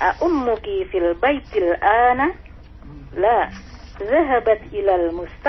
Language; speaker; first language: Arabic; non-native, learner; Indonesian